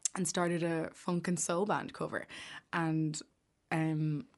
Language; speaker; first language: English; native; English